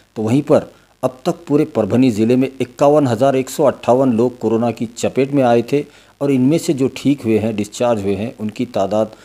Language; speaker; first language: Hindi; non-native, local second language; Urdu